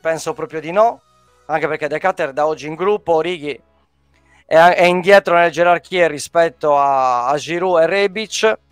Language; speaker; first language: Italian; native; Italian